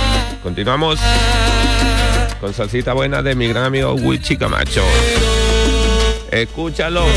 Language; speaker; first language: Spanish; native; Spanish